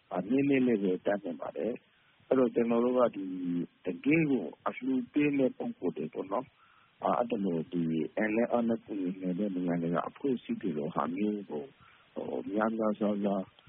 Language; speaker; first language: Burmese; native; Burmese